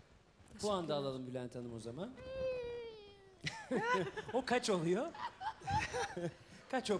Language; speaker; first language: Turkish; native; Turkish